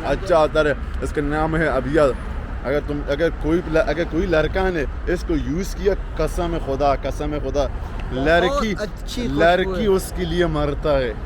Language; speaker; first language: Hindi; non-native, local second language; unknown